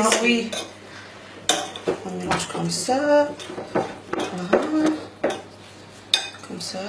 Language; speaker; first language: French; non-native, local second language; Arabic